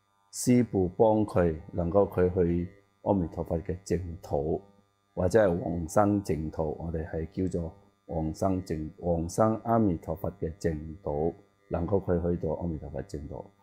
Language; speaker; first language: Cantonese; non-native, learner; Tibetan